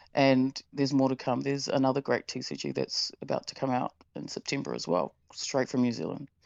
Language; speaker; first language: English; native; English